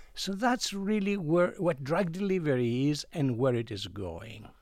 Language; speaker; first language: English; non-native, fluent; Greek